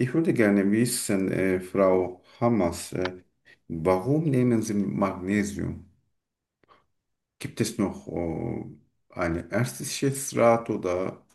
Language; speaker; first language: German; non-native, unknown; Turkish